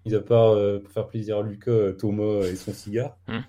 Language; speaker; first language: French; native; French